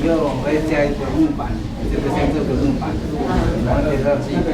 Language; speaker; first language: Chinese; non-native, fluent; Vietnamese